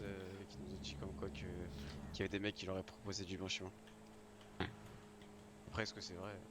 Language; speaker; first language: French; native; French